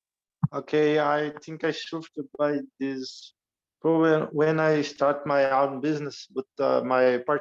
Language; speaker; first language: English; non-native, learner; Portuguese